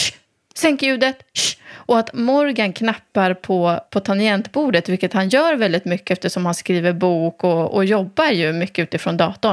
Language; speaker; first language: Swedish; native; Swedish